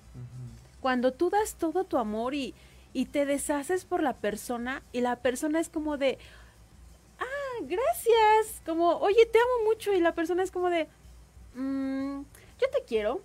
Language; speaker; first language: Spanish; native; Spanish